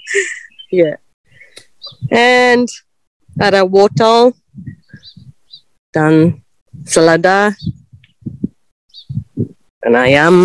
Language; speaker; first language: Indonesian; non-native, learner; English